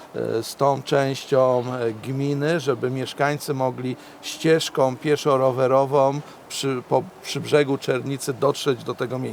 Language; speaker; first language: Polish; native; Polish